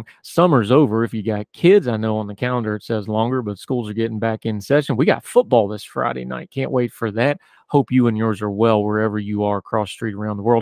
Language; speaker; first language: English; native; English